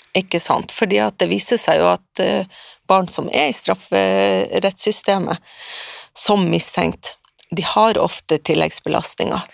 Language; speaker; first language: Norwegian; native; Norwegian